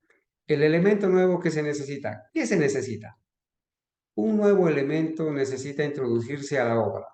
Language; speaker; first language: Spanish; native; Spanish